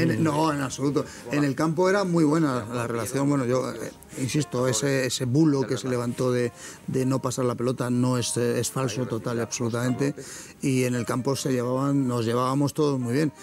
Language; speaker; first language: Spanish; native; Spanish